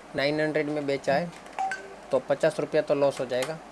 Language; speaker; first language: Hindi; non-native, local second language; Gujarati